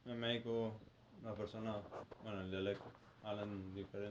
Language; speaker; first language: Spanish; native; Spanish